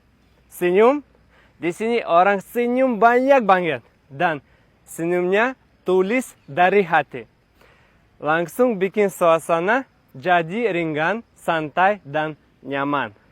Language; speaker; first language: Indonesian; non-native, fluent; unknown